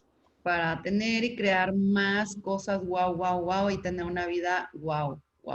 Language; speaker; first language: Spanish; native; Spanish